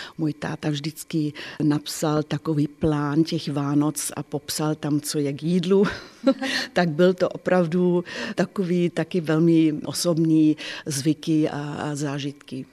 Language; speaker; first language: Czech; non-native, fluent; German